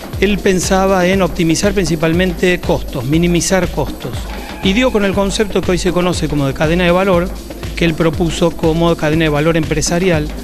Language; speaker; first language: Spanish; native; Spanish